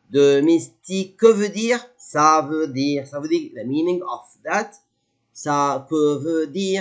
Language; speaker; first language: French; non-native, fluent; Arabic